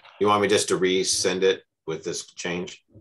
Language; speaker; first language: English; native; English